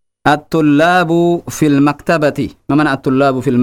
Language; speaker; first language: Arabic; non-native, fluent; Indonesian